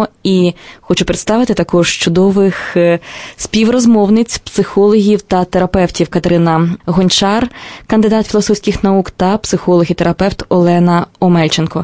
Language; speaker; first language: Ukrainian; native; Ukrainian